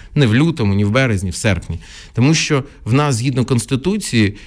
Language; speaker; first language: Ukrainian; non-native, local second language; Russian